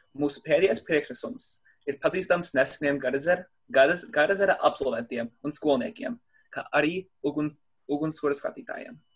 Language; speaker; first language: Latvian; early bilingual, heritage; Latvian